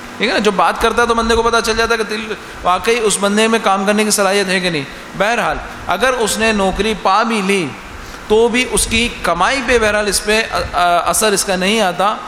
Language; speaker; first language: Urdu; native; Urdu